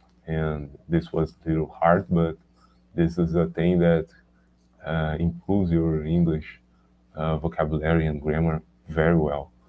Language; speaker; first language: English; non-native, learner; Portuguese